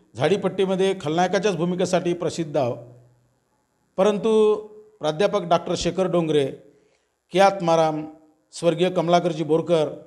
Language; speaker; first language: Marathi; native; Marathi